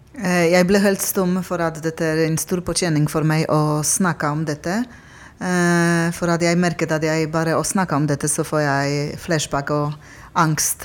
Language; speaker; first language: Norwegian; non-native, fluent; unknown